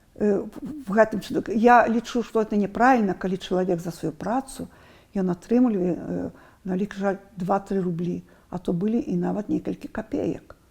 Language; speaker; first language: Belarusian; non-native, local second language; Russian